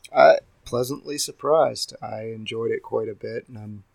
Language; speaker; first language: English; native; English